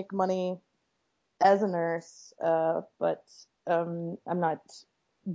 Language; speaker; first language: English; native; English